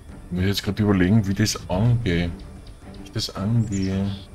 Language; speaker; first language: German; native; German